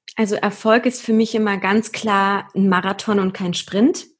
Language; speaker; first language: German; early bilingual, other home language; Persian